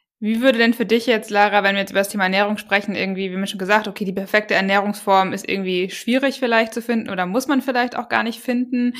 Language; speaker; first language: German; native; German